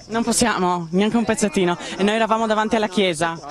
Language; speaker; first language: Italian; native; Italian